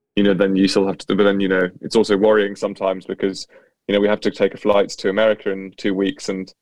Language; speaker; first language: English; native; English